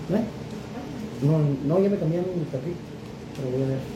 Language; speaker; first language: Spanish; native; Spanish